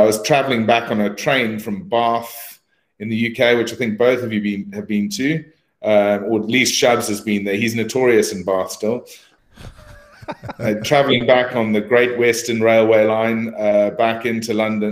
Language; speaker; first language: English; native; English